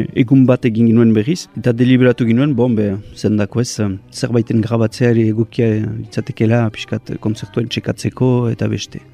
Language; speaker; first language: Basque; native; Basque